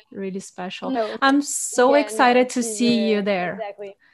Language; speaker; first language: English; non-native, fluent; Portuguese